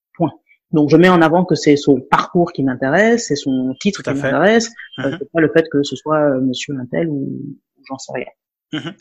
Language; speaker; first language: French; non-native, local second language; Wolof